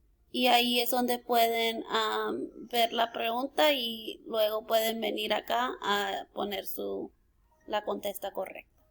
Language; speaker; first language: Spanish; early bilingual, heritage; Spanish